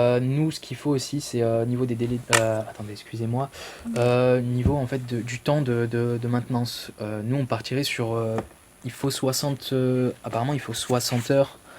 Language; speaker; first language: French; native; French